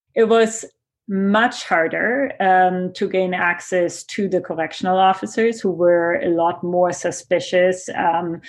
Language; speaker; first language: English; non-native, fluent; German